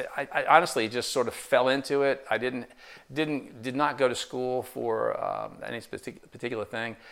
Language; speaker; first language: English; native; English